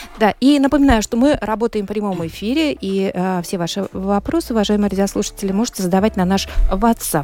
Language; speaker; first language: Russian; native; Russian